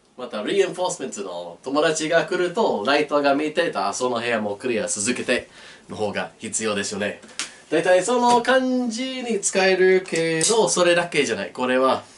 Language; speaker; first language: Japanese; non-native, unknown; English